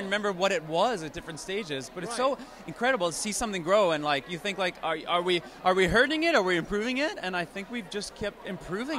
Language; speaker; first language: English; native; English